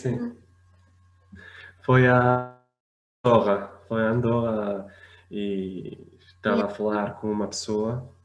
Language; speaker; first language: Portuguese; non-native, fluent; Arabic